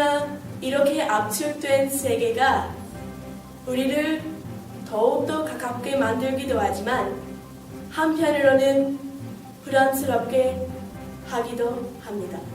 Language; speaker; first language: Korean; early bilingual, heritage; Korean